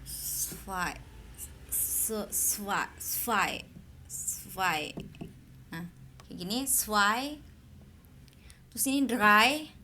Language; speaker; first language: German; non-native, learner; Indonesian